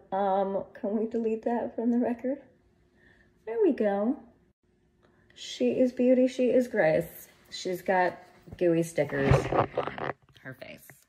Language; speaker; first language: English; native; English